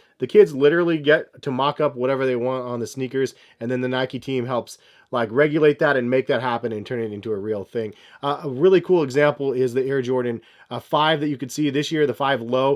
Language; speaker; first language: English; native; English